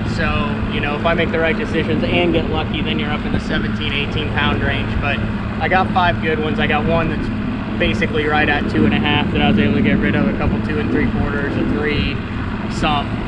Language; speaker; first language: English; native; English